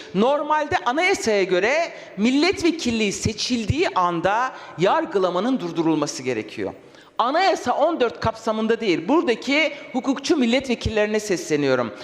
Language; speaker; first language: Turkish; non-native, local second language; Kurdish